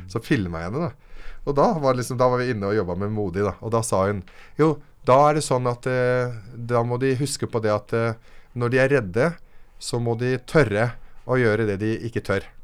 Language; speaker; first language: Norwegian; early bilingual, other home language; Arabic